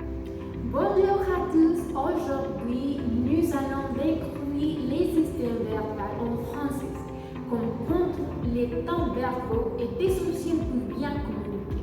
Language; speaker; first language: French; non-native, learner; Spanish